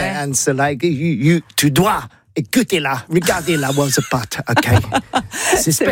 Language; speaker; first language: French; non-native, learner; English